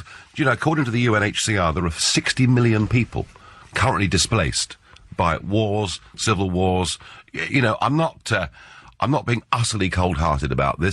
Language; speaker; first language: English; native; English